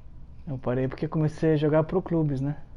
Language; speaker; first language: Portuguese; early bilingual, heritage; Portuguese